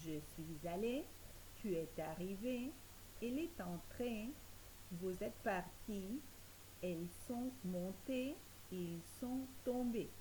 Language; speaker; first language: French; non-native, fluent; Spanish